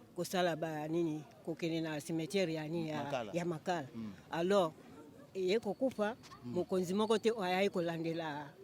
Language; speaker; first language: Lingala; native; Lingala